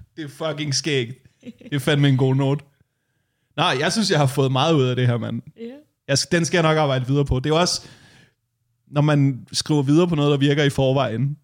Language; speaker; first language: Danish; native; Danish